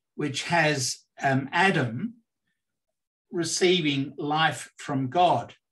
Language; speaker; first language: English; native; English